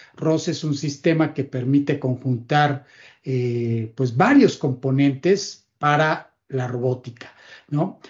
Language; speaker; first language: Spanish; native; Spanish